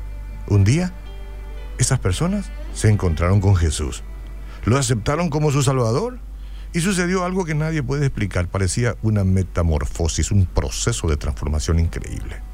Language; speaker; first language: Spanish; native; Spanish